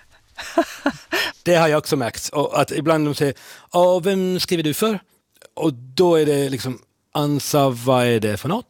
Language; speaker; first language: Swedish; non-native, fluent; Italian